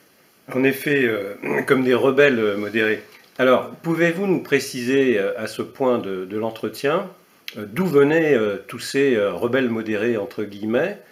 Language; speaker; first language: French; native; French